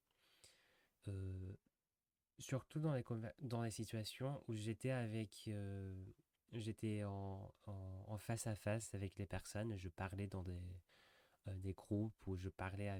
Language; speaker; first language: French; non-native, fluent; English